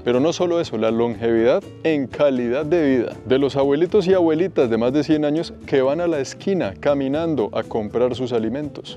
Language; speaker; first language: Spanish; native; Spanish